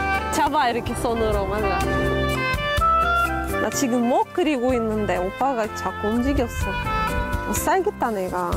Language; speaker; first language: Korean; non-native, fluent; Russian